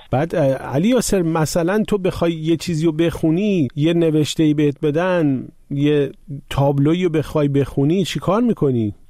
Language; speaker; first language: Persian; native; Persian